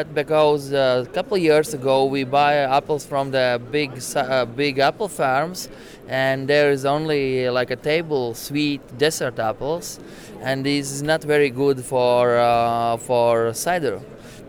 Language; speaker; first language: English; non-native, learner; Latvian